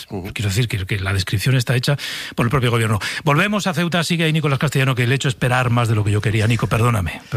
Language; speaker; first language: Spanish; native; Spanish